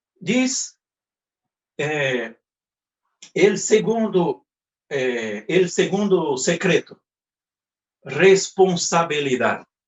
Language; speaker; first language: Spanish; non-native, fluent; Portuguese